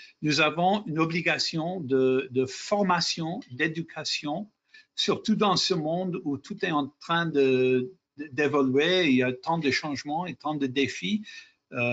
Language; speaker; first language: French; non-native, fluent; English